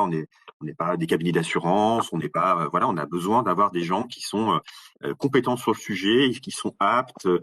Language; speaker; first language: French; native; French